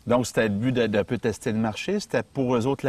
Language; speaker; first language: French; native; French